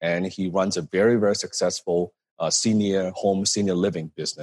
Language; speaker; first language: English; non-native, local second language; Cantonese